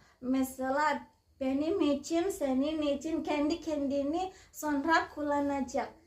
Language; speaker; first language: Turkish; non-native, learner; Indonesian